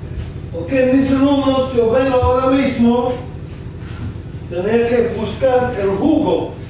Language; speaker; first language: Spanish; non-native, learner; English